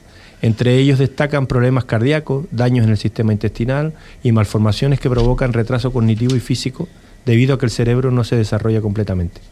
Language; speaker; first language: Spanish; native; Spanish